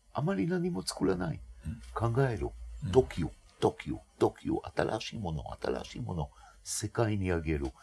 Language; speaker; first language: Japanese; non-native, fluent; Hebrew